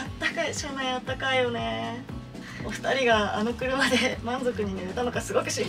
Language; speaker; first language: Japanese; native; Japanese